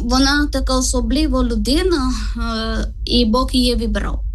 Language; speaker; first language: Ukrainian; non-native, learner; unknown